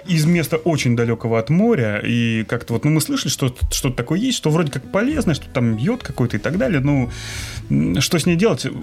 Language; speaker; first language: Russian; native; Russian